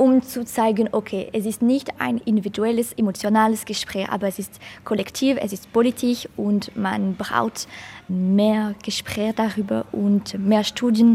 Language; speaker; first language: German; non-native, local second language; French